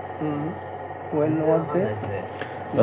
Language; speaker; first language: English; non-native, learner; Japanese